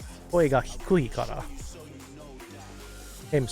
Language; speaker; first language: Japanese; non-native, fluent; English